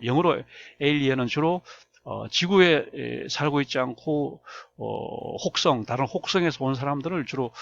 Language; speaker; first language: Korean; native; Korean